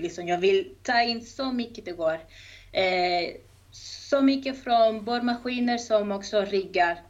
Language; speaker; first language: Swedish; non-native, fluent; Spanish